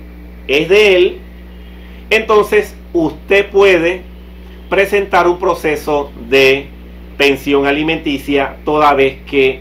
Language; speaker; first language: Spanish; native; Spanish